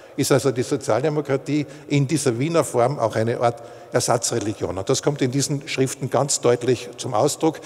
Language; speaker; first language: German; native; German